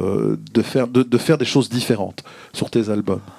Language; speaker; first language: French; native; French